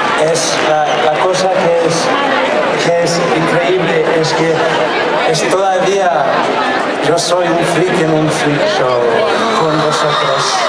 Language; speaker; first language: Spanish; non-native, learner; English